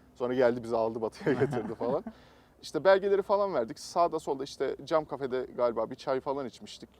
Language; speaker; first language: Turkish; native; Turkish